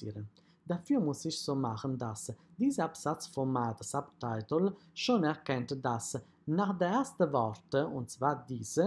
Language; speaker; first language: German; non-native, fluent; Italian